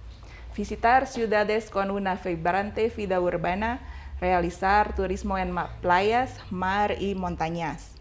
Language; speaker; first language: Spanish; non-native, fluent; Indonesian